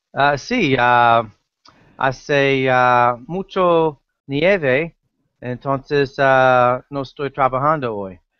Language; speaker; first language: Spanish; non-native, learner; English